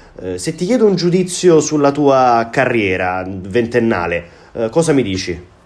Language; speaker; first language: Italian; native; Italian